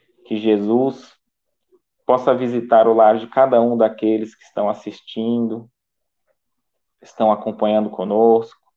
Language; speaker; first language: Portuguese; native; Portuguese